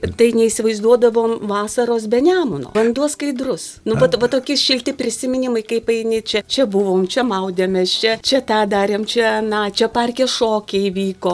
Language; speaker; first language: Lithuanian; native; Lithuanian